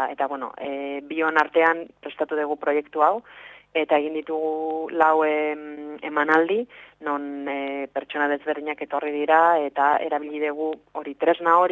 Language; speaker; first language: Basque; non-native, local second language; Spanish